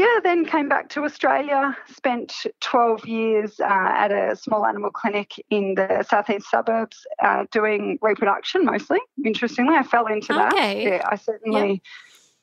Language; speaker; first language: English; native; English